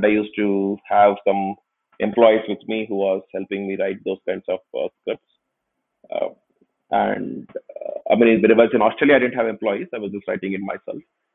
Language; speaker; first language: English; non-native, local second language; Kannada